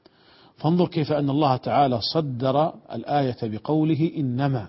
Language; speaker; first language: Arabic; native; Arabic